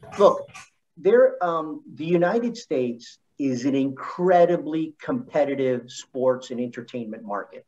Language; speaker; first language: English; native; English